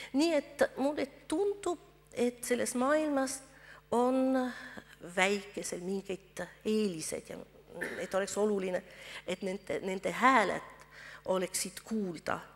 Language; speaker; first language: Estonian; non-native, fluent; French